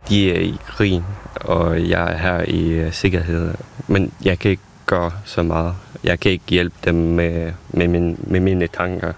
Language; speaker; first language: Danish; non-native, fluent; Ukrainian